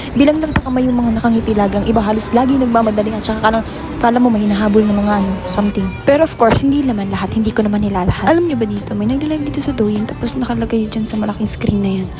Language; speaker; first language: Filipino; native; Filipino